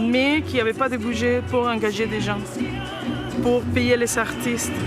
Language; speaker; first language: French; non-native, fluent; Spanish